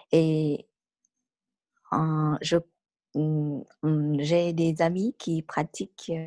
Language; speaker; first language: French; non-native, learner; Vietnamese